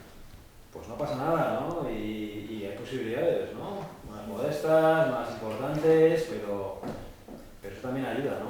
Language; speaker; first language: Spanish; native; Spanish